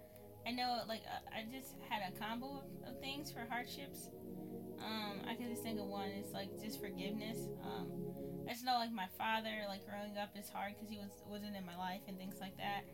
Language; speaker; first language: English; native; English